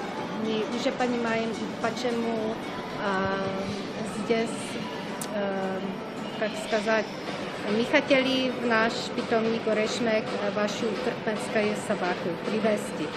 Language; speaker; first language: Russian; non-native, learner; Czech